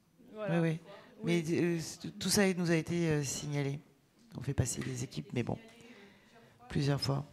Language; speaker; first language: French; native; French